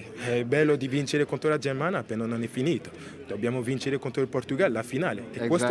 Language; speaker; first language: Italian; non-native, fluent; French